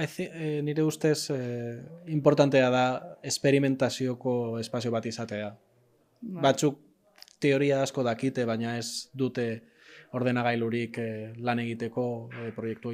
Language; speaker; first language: Basque; non-native, local second language; Spanish